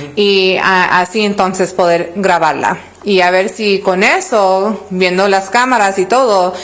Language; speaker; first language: Spanish; early bilingual, other home language; English